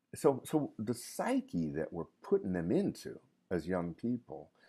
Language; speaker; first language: English; native; English